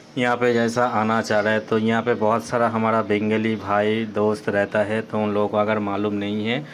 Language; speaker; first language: Hindi; non-native, local second language; Bangla